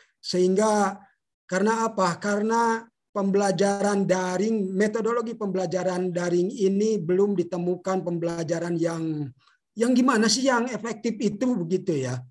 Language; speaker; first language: Indonesian; native; Indonesian